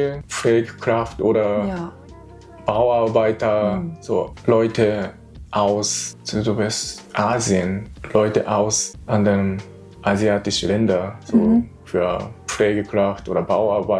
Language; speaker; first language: German; non-native, learner; Japanese